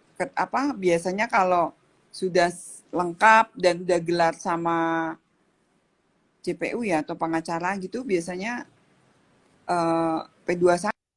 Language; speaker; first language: Indonesian; native; Indonesian